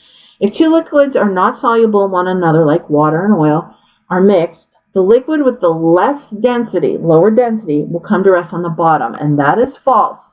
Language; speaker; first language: English; native; English